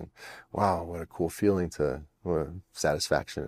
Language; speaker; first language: English; native; English